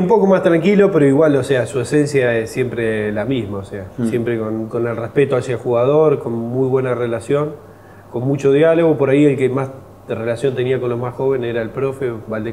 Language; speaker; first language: Spanish; native; Spanish